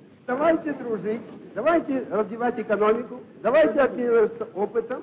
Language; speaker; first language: Russian; native; Russian